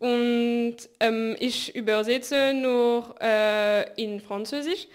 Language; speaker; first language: German; non-native, learner; French